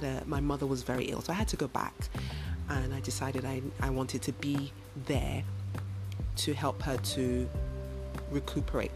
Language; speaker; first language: English; native; English